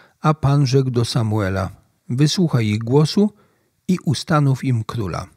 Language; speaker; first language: Polish; native; Polish